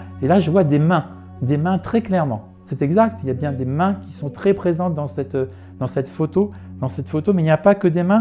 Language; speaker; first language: French; native; French